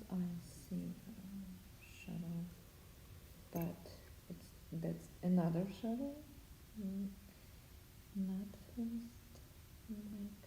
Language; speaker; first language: English; non-native, learner; Russian